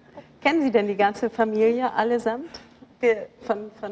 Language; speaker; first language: German; native; German